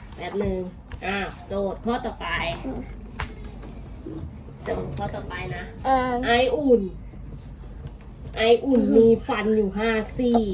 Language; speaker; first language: Thai; native; Thai